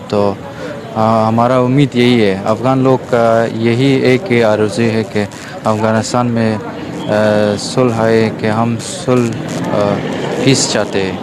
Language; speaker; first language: Hindi; non-native, fluent; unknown